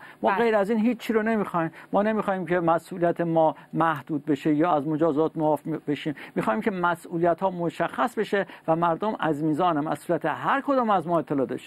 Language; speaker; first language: Persian; native; Persian